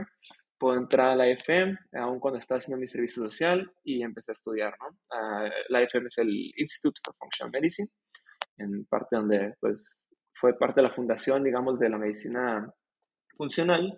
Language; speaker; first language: Spanish; native; Spanish